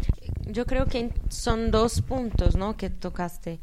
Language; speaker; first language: Spanish; non-native, fluent; Portuguese